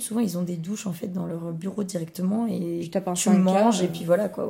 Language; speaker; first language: French; native; French